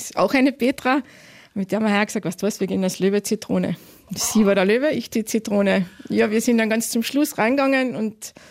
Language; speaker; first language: German; native; German